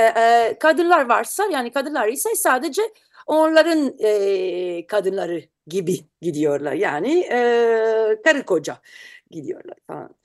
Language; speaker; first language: Turkish; non-native, learner; Italian